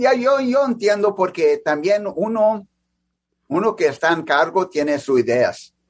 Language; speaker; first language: Spanish; early bilingual, heritage; English